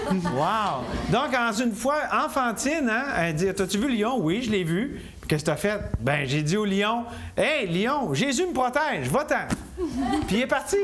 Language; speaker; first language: French; native; French